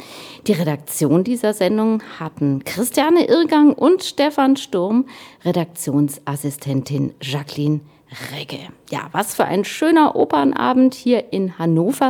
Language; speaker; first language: German; native; German